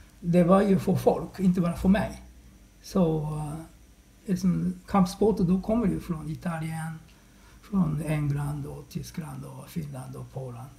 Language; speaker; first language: Swedish; non-native, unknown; Japanese